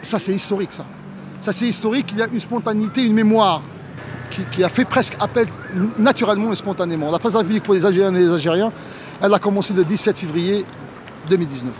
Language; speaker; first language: French; non-native, local second language; Arabic